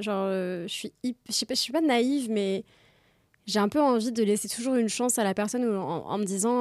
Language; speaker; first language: French; native; French